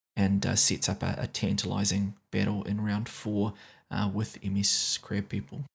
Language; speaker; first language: English; native; English